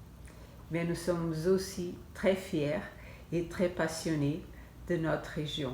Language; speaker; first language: French; non-native, fluent; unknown